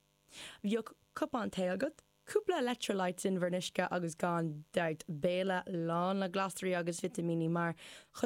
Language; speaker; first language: Irish; non-native, local second language; English